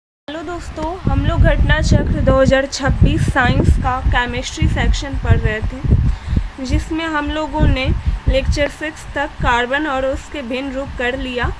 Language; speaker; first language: Hindi; native; Hindi